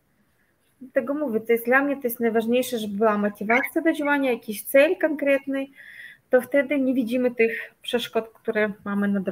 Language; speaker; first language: Polish; non-native, fluent; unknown